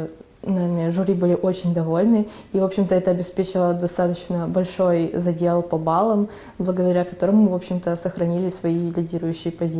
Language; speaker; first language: Russian; native; Russian